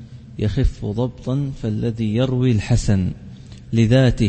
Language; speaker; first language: Arabic; native; Arabic